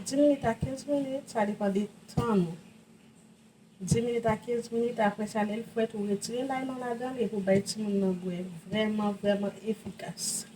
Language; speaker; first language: French; non-native, learner; Haitian Creole